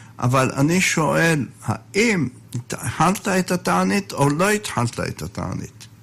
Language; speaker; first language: Hebrew; native; Hebrew